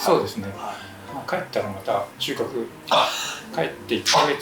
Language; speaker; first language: Japanese; native; Japanese